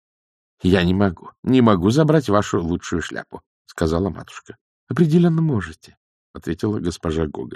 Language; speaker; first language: Russian; native; Russian